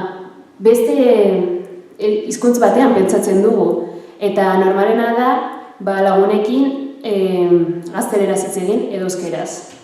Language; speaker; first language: Basque; early bilingual, other home language; Arabic